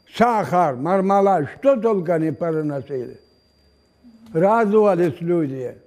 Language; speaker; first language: Russian; non-native, local second language; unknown